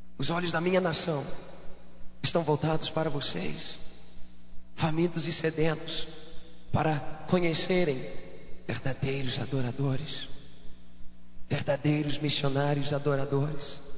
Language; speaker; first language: Portuguese; non-native, fluent; English